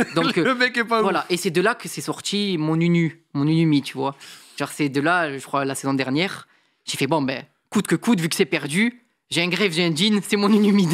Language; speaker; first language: French; native; French